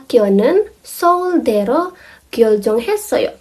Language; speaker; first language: Korean; non-native, fluent; Indonesian